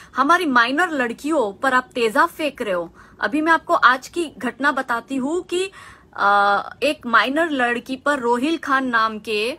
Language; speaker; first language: Hindi; non-native, local second language; Gujarati